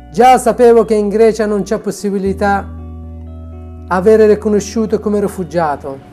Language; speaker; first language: Italian; non-native, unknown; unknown